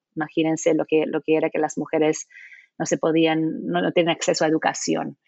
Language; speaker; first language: Spanish; non-native, fluent; English